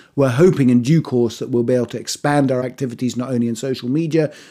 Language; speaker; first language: English; early bilingual, other home language; Persian